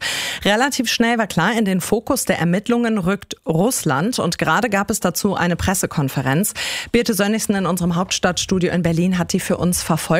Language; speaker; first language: German; native; German